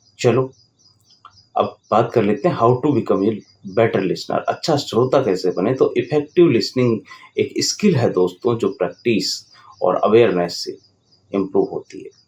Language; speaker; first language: Hindi; native; Hindi